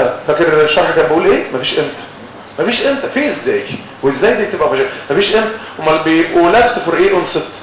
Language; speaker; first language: Arabic; native; Arabic